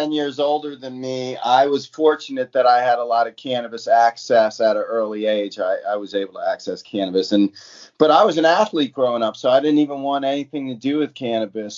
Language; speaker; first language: English; native; English